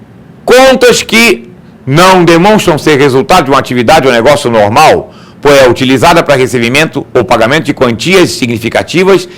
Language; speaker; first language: Portuguese; native; Portuguese